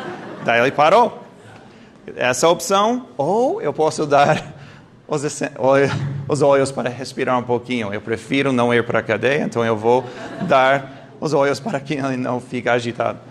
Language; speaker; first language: Portuguese; non-native, fluent; English